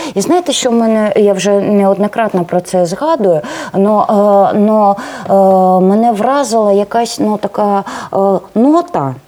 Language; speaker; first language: Ukrainian; non-native, local second language; Russian